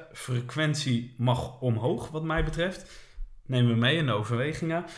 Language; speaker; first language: Dutch; native; Dutch